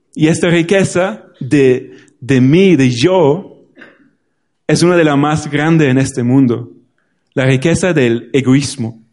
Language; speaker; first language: Spanish; non-native, fluent; German